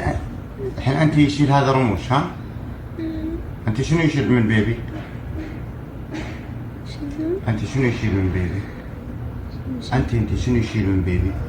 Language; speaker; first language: Arabic; native; Arabic